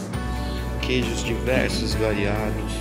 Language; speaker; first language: Portuguese; native; Portuguese